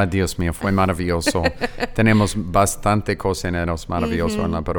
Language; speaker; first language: Spanish; non-native, fluent; English